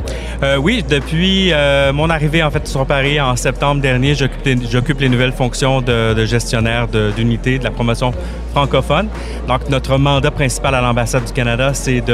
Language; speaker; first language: French; native; French